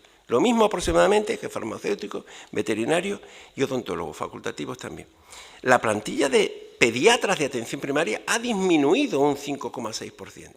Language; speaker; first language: Spanish; native; Spanish